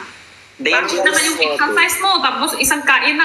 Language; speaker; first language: Filipino; non-native, local second language; Cebuano